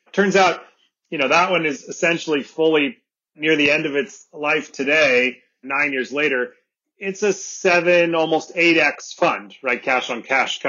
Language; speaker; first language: English; native; English